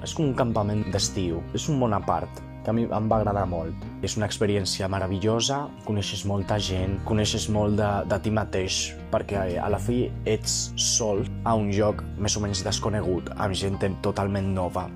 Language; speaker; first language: Catalan; non-native, local second language; Spanish